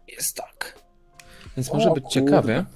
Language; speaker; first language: Polish; native; Polish